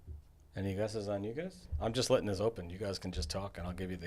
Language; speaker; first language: English; native; English